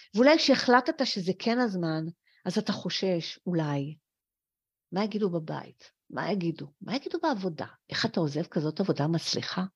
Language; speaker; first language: Hebrew; early bilingual, other home language; French